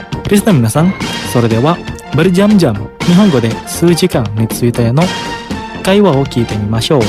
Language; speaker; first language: Japanese; non-native, fluent; Indonesian